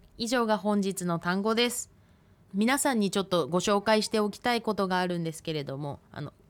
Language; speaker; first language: Japanese; native; Japanese